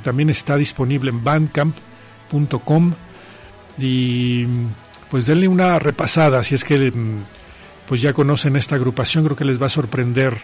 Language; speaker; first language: Spanish; native; Spanish